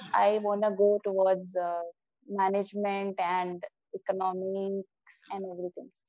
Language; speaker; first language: English; non-native, local second language; Hindi